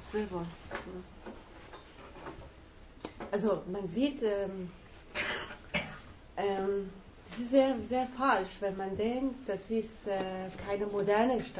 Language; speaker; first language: German; non-native, fluent; Persian